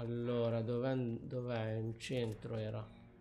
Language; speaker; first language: Italian; native; Italian